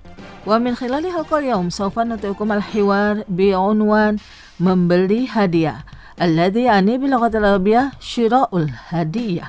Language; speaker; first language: Arabic; non-native, fluent; Indonesian